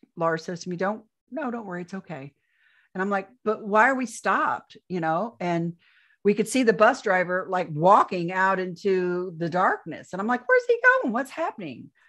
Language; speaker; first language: English; native; English